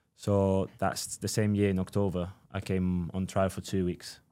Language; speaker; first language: English; non-native, fluent; Spanish